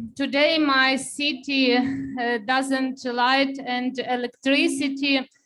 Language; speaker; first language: English; non-native, learner; Ukrainian